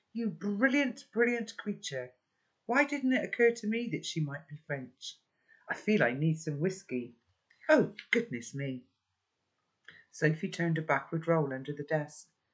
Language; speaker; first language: English; native; English